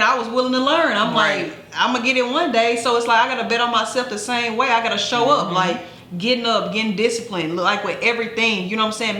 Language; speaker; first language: English; native; English